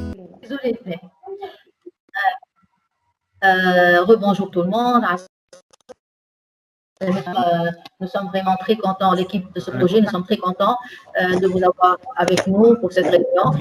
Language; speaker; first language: French; non-native, local second language; Arabic